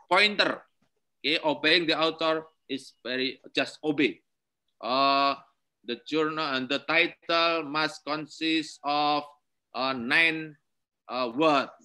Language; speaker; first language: English; non-native, learner; Indonesian